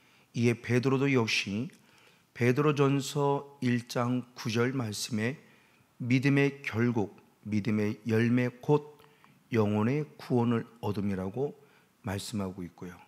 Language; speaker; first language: Korean; native; Korean